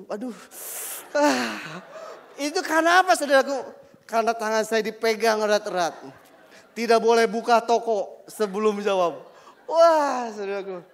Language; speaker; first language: Indonesian; native; Indonesian